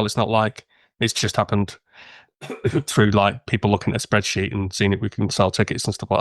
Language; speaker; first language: English; native; English